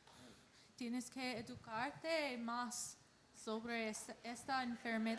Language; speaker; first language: Spanish; non-native, learner; English